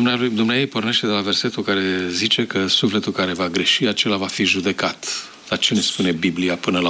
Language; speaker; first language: Romanian; native; Romanian